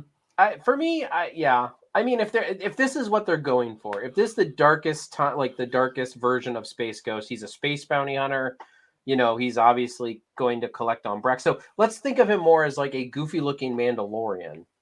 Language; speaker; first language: English; native; English